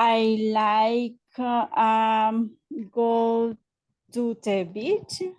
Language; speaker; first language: English; non-native, learner; Spanish